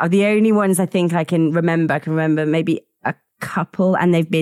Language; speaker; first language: English; native; English